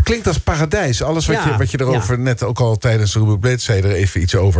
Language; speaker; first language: Dutch; native; Dutch